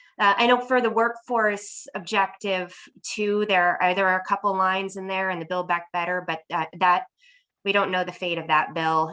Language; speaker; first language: English; native; English